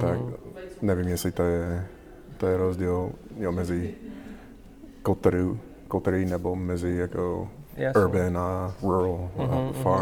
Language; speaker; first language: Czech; non-native, learner; English